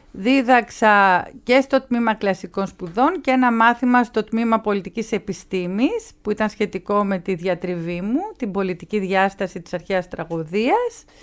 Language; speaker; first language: Greek; native; Greek